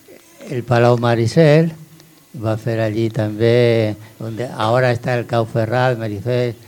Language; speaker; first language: Catalan; non-native, local second language; Spanish